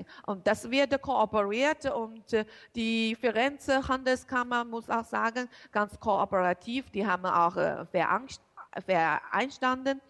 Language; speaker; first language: German; non-native, learner; Chinese